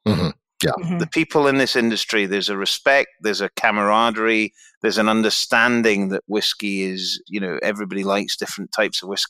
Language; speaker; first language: English; native; English